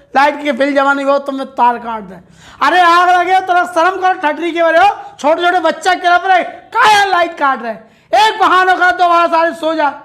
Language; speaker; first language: Hindi; native; Hindi